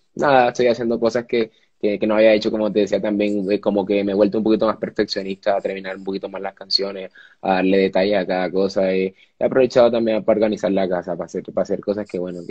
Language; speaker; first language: Spanish; native; Spanish